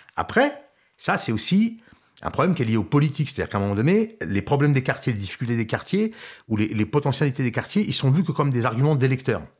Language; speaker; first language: French; early bilingual, other home language; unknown